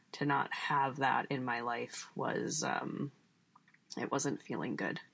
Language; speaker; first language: English; native; English